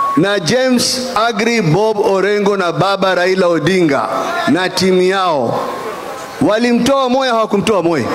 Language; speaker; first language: Swahili; native; Swahili